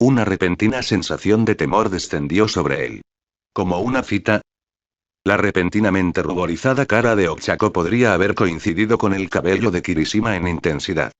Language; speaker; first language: Spanish; native; Spanish